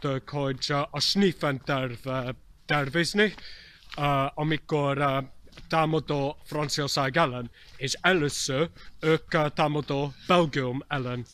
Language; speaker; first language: Hungarian; non-native, learner; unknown